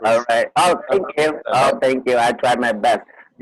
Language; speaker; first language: English; non-native, fluent; Vietnamese